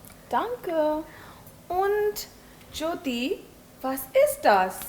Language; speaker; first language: German; non-native, learner; Hindi